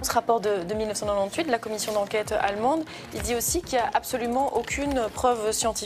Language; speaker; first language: French; native; French